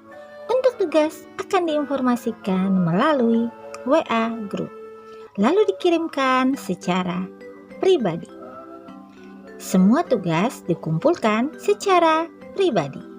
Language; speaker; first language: Indonesian; native; Indonesian